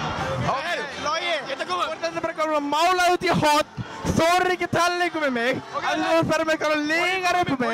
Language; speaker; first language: Icelandic; native; Icelandic